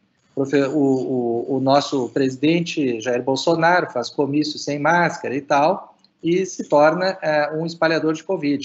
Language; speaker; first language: Portuguese; native; Portuguese